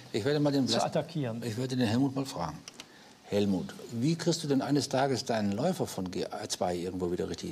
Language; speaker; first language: German; native; German